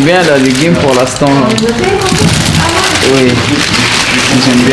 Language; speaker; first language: French; non-native, learner; Pashto